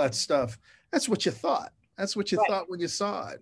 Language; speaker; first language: English; native; English